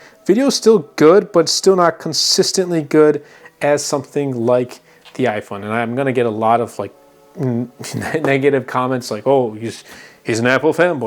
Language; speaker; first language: English; native; English